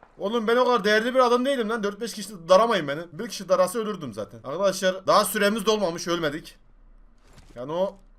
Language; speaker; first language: Turkish; native; Turkish